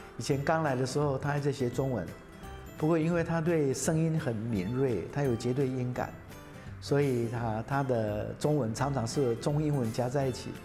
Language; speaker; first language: Chinese; native; Chinese